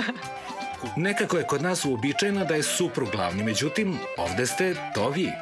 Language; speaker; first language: Serbian; native; Serbian